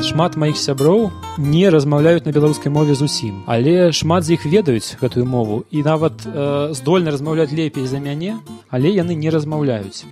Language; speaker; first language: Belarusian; non-native, local second language; Russian